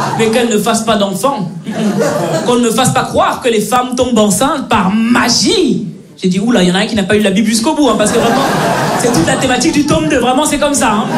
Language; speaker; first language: French; native; French